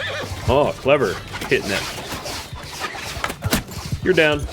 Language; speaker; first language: English; native; English